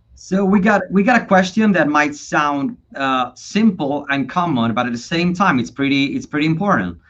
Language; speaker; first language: English; non-native, fluent; Italian